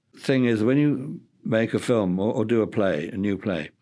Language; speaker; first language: English; native; English